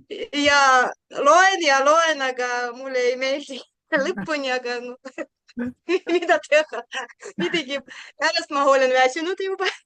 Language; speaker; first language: Estonian; non-native, learner; Russian